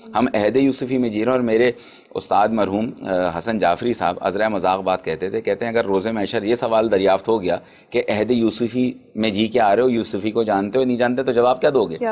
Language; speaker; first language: Urdu; native; Urdu